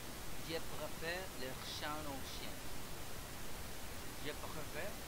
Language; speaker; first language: French; non-native, learner; Spanish